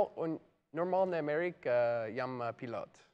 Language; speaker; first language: Albanian; non-native, learner; English